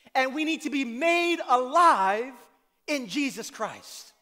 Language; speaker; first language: English; native; English